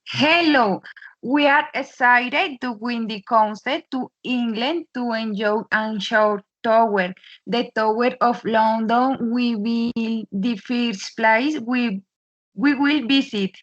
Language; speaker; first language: English; non-native, learner; Spanish